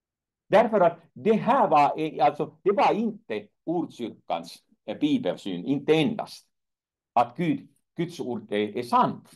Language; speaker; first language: Swedish; non-native, fluent; Finnish